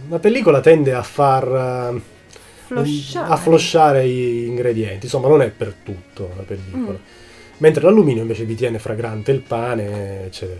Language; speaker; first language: Italian; native; Italian